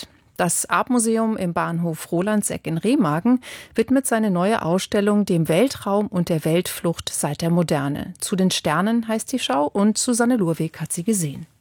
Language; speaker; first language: German; native; German